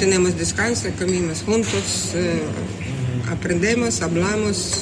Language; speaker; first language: Spanish; non-native, learner; Russian